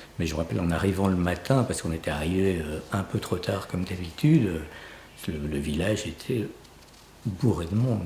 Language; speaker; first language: French; native; French